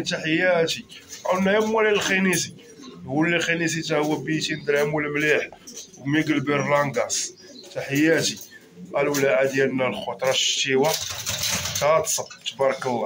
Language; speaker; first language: Arabic; native; Arabic